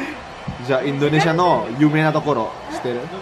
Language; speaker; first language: Japanese; non-native, fluent; Indonesian